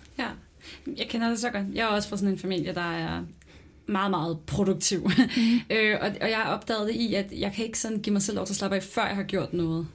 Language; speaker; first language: Danish; native; Danish